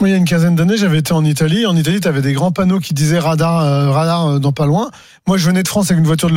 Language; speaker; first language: French; native; French